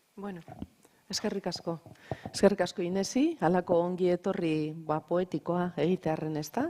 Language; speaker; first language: Basque; native; Basque